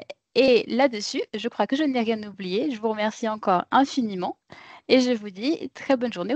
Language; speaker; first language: French; native; French